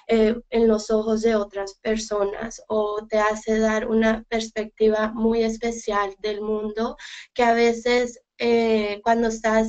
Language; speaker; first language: Spanish; early bilingual, heritage; Spanish